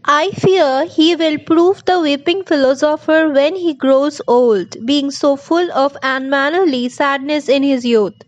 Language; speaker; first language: English; non-native, local second language; Bangla